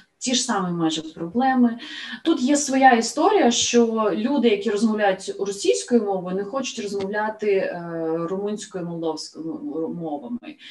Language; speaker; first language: Ukrainian; native; Ukrainian